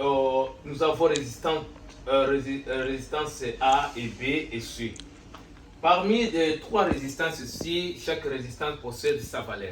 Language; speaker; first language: French; non-native, learner; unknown